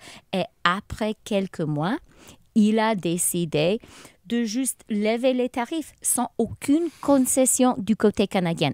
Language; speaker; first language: French; non-native, local second language; English